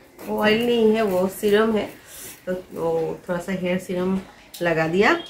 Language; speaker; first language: Hindi; non-native, local second language; Bangla